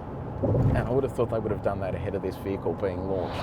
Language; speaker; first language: English; native; English